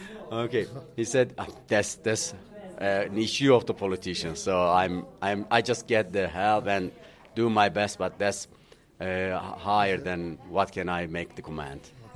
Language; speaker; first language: English; non-native, fluent; Turkish